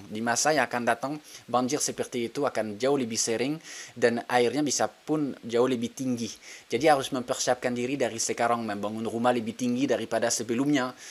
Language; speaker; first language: Indonesian; non-native, fluent; French